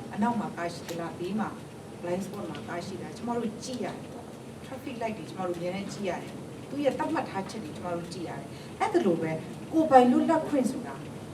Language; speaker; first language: Burmese; non-native, local second language; Kachin